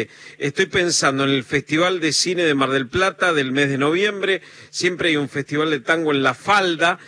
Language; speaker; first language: Spanish; native; Spanish